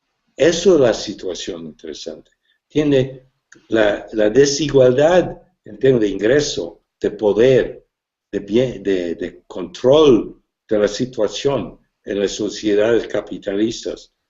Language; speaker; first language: Spanish; non-native, fluent; English